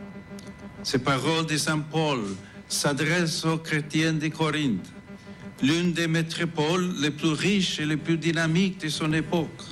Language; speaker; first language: French; non-native, fluent; English